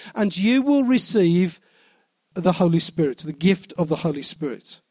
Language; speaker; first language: English; native; English